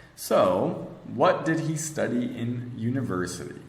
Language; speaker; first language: English; non-native, fluent; Portuguese